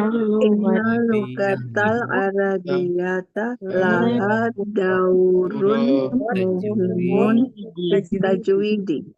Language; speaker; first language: Arabic; non-native, learner; Indonesian